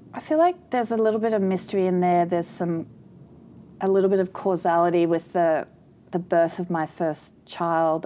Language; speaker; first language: English; native; English